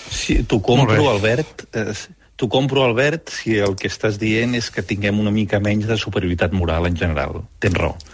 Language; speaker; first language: Catalan; native; Catalan